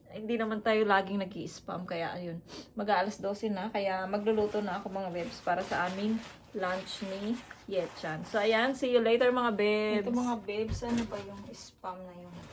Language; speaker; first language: Filipino; non-native, local second language; Pampanga